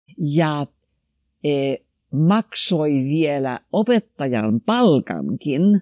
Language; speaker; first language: Finnish; non-native, local second language; Swedish